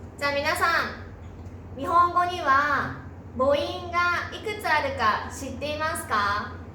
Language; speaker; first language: Japanese; native; Japanese